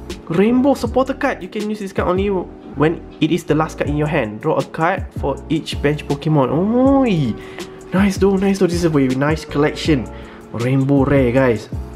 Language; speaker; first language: English; non-native, local second language; Malay